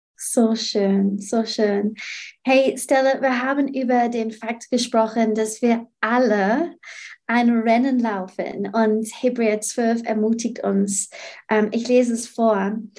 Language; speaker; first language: German; non-native, fluent; English